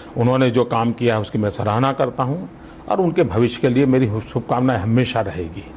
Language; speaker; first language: Hindi; non-native, local second language; Gujarati